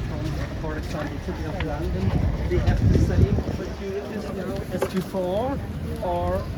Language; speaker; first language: English; non-native, learner; German